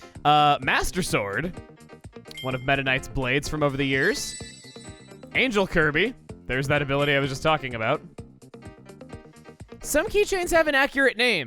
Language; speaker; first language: English; native; English